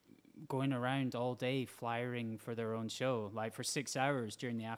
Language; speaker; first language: English; native; English